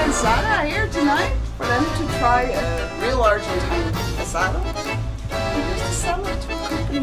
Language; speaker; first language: English; non-native, learner; Spanish